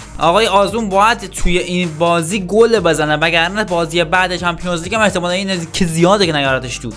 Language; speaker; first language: Persian; native; Persian